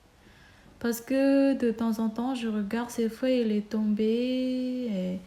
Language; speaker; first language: French; non-native, learner; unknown